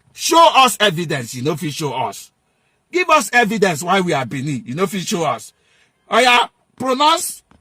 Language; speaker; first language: Nigerian Pidgin; non-native, local second language; Igbo